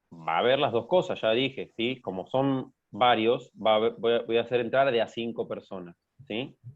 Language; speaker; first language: Spanish; native; Spanish